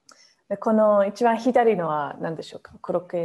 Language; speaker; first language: Japanese; non-native, fluent; English